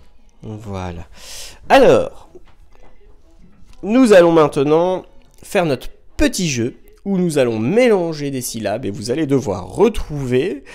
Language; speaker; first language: French; native; French